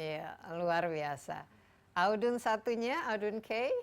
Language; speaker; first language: Indonesian; native; Indonesian